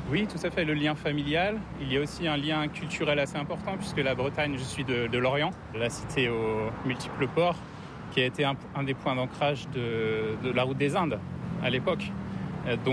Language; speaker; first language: French; native; French